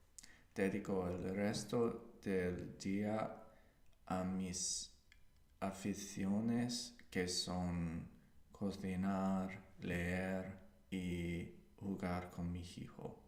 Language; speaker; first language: Spanish; non-native, learner; English